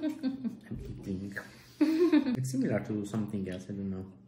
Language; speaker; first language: English; non-native, fluent; Italian